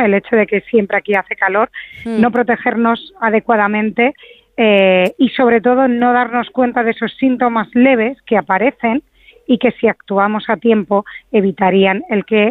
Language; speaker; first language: Spanish; native; Spanish